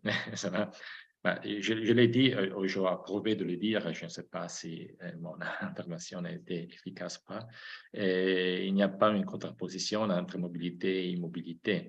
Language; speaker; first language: French; non-native, fluent; Italian